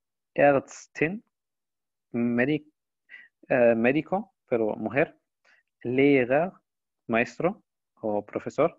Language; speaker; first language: Spanish; non-native, fluent; Arabic